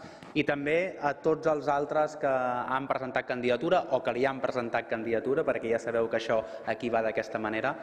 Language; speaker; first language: Catalan; native; Catalan